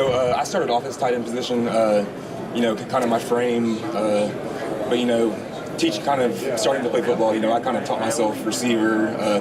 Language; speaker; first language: English; native; English